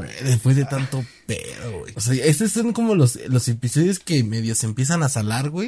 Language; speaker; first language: Spanish; native; Spanish